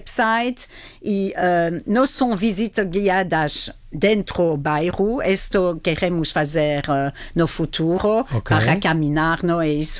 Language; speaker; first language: Portuguese; non-native, fluent; French